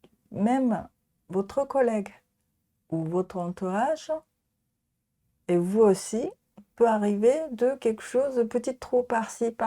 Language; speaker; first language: French; non-native, fluent; Japanese